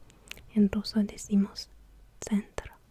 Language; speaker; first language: Spanish; non-native, fluent; Russian